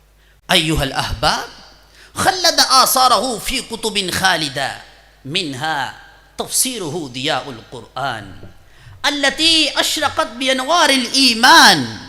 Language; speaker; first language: Arabic; non-native, fluent; Urdu